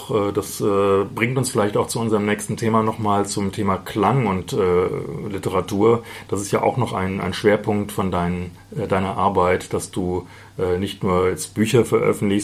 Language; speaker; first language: German; native; German